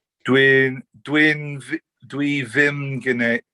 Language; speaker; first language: Welsh; non-native, learner; English